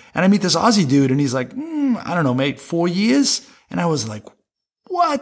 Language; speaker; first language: English; native; English